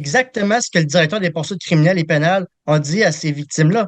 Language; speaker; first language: French; native; French